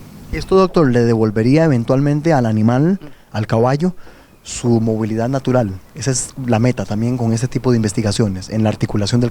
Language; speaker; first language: Spanish; native; Spanish